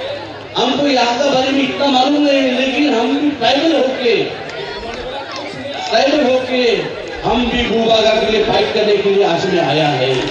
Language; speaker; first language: Hindi; non-native, local second language; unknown